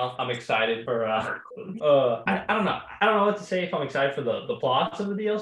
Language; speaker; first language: English; native; English